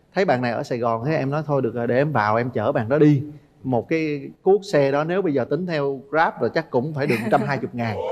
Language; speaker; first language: Vietnamese; native; Vietnamese